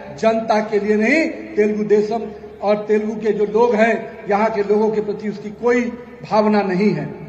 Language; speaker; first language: Hindi; native; Hindi